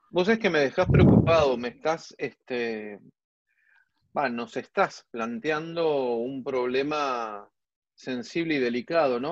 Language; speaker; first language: Spanish; native; Spanish